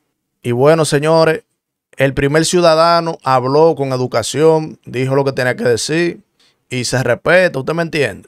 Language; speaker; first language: Spanish; native; Spanish